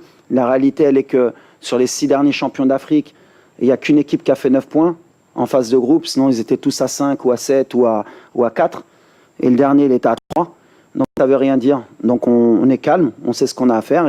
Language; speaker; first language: French; native; French